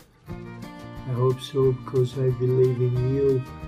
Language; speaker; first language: English; non-native, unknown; Portuguese